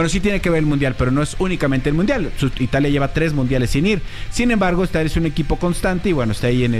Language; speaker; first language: Spanish; native; Spanish